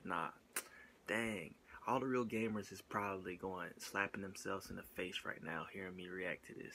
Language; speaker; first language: English; native; English